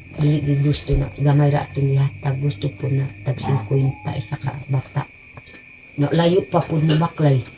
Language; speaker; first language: Cebuano; non-native, local second language; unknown